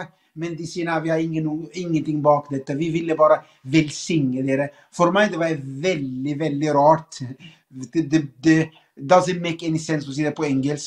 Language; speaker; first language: Norwegian; non-native, fluent; Arabic